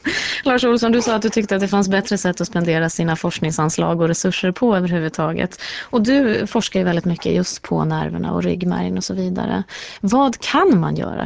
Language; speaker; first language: Swedish; native; Swedish